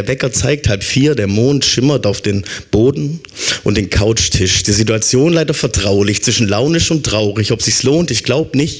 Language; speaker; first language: German; native; German